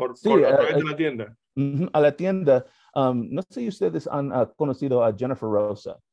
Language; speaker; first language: Spanish; non-native, learner; English